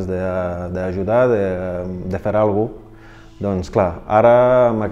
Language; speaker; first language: Catalan; non-native, fluent; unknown